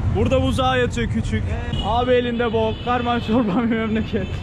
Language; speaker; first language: Turkish; native; Turkish